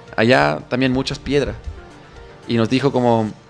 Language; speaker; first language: Spanish; non-native, fluent; English